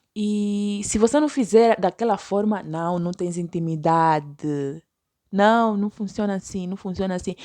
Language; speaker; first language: Portuguese; native; Portuguese